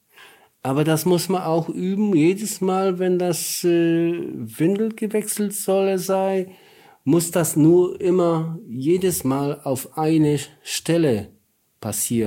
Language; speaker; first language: German; non-native, learner; Polish